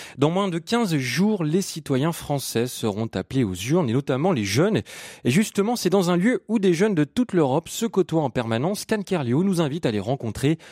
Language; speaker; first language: French; native; French